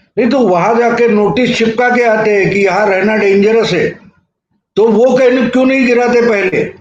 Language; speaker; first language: Hindi; non-native, local second language; Marathi